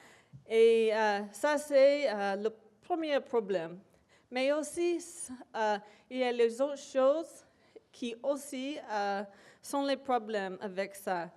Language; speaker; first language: French; non-native, local second language; English